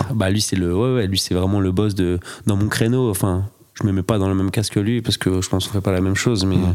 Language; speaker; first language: French; native; French